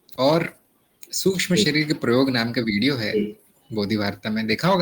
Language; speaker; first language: Hindi; native; Hindi